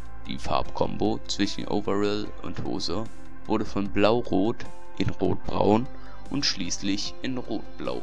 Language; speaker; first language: German; native; German